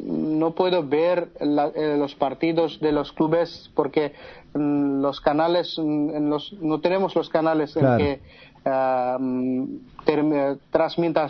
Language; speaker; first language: Spanish; non-native, fluent; Bangla